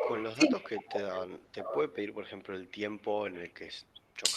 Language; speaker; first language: Spanish; native; Spanish